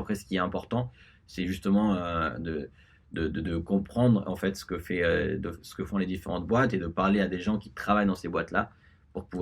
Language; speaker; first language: French; early bilingual, other home language; Spanish